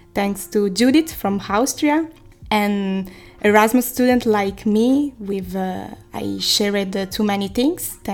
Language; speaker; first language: English; non-native, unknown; Italian